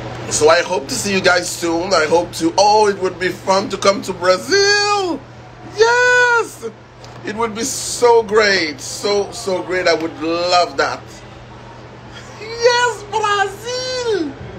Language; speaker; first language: English; non-native, fluent; French